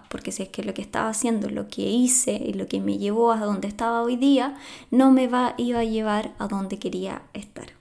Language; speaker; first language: Spanish; native; Spanish